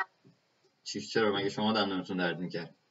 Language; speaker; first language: Persian; native; Persian